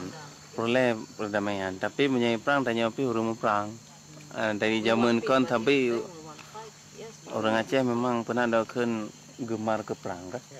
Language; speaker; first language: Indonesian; non-native, local second language; Achinese